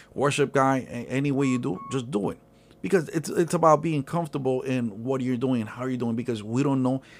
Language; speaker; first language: English; early bilingual, other home language; Spanish